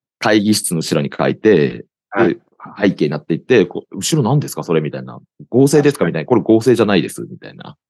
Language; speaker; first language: Japanese; native; Japanese